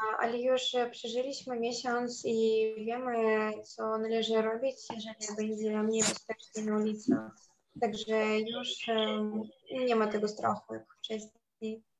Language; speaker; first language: Polish; non-native, fluent; Russian